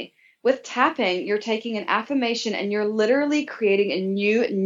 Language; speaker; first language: English; native; English